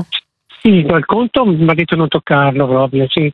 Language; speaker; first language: Italian; native; Italian